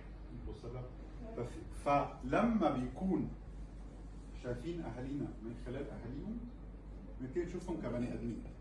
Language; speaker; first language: Arabic; native; Arabic